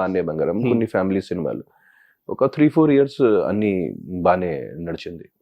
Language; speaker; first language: Telugu; non-native, local second language; Hindi